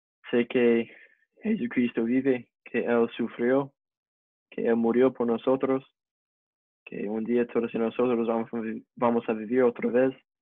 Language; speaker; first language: Spanish; non-native, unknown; English